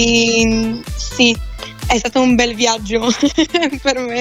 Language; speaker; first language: Italian; non-native, fluent; Bulgarian